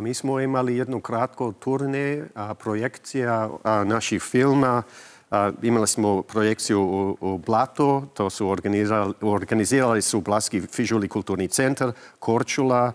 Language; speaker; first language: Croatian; early bilingual, heritage; English